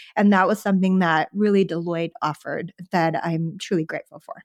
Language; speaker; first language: English; early bilingual, other home language; Chinese